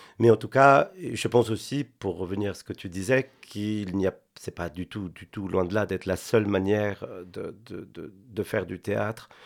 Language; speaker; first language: French; non-native, fluent; Spanish